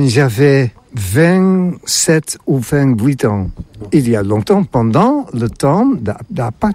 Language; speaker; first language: French; non-native, fluent; Dutch